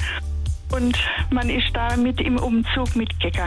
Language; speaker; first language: German; native; German